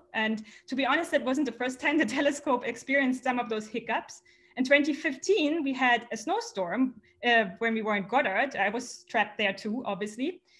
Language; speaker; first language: English; non-native, fluent; German